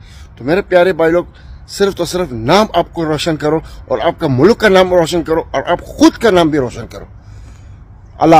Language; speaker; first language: Hindi; non-native, learner; Arabic